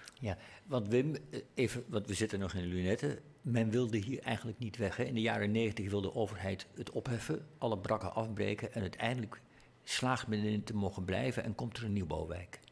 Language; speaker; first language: Dutch; native; Dutch